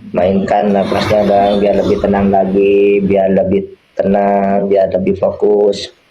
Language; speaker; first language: Indonesian; non-native, local second language; Madurese